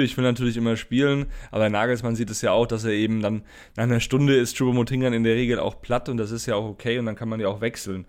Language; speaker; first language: German; native; German